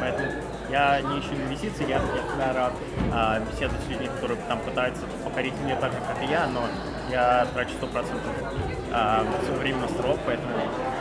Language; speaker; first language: Russian; early bilingual, heritage; Russian